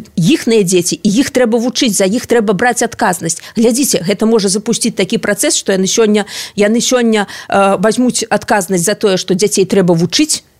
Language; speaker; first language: Belarusian; non-native, local second language; Russian